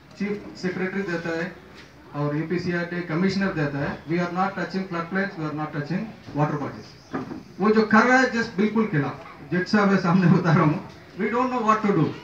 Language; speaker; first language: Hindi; non-native, local second language; Telugu